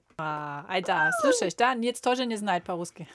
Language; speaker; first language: Russian; non-native, learner; German